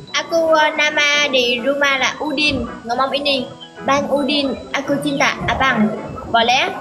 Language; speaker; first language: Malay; non-native, learner; Vietnamese